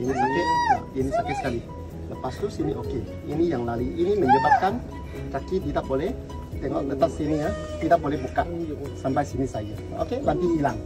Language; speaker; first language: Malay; non-native, local second language; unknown